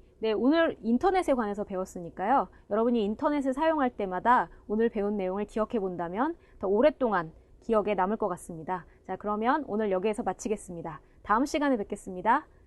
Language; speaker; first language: Korean; native; Korean